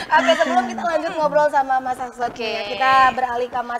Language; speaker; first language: Indonesian; native; Indonesian